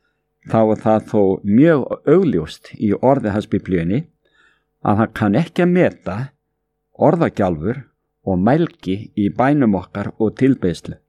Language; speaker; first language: Icelandic; native; Icelandic